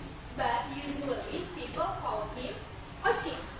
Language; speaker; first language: English; non-native, fluent; Indonesian